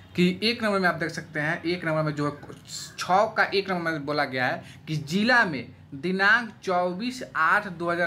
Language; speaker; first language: Hindi; native; Hindi